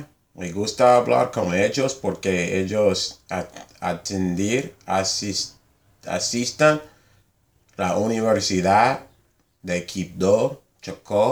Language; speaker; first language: Spanish; non-native, learner; English